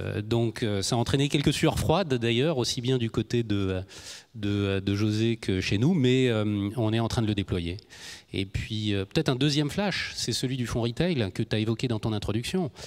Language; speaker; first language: French; native; French